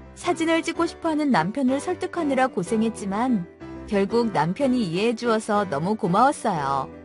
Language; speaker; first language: Korean; non-native, fluent; Filipino